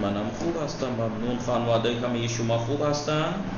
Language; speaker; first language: Persian; non-native, fluent; Urdu